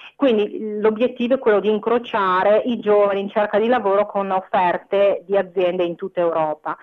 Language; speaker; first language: Italian; native; Italian